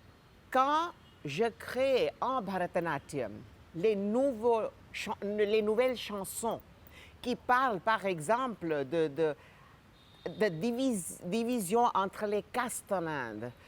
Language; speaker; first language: French; non-native, fluent; Gujarati